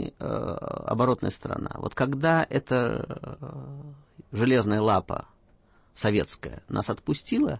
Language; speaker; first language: Russian; native; Russian